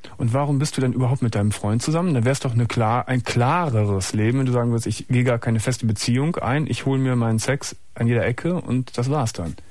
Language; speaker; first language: German; native; German